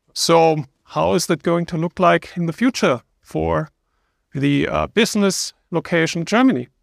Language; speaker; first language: English; non-native, fluent; German